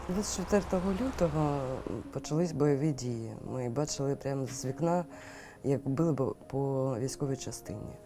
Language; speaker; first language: Ukrainian; non-native, local second language; Russian